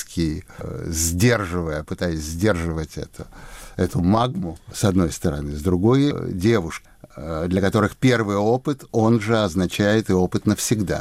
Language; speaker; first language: Russian; native; Russian